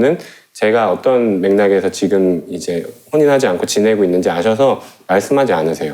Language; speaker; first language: Korean; native; Korean